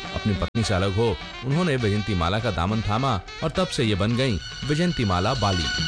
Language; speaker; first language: Hindi; native; Hindi